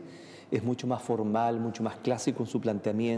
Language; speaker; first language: Spanish; native; Spanish